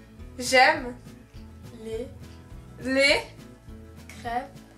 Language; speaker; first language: French; native; French